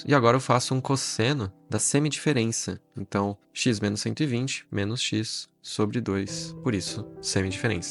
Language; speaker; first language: Portuguese; native; Portuguese